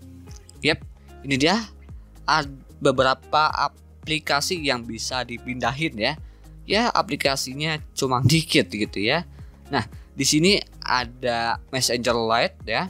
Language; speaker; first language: Indonesian; native; Indonesian